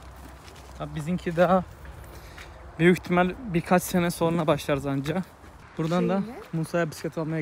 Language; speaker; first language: Turkish; native; Turkish